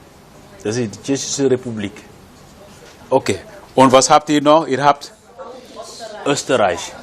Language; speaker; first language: German; non-native, fluent; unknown